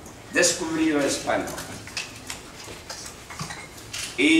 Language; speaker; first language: Spanish; non-native, learner; Czech